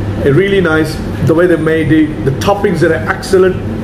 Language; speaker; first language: English; early bilingual, other home language; Hindi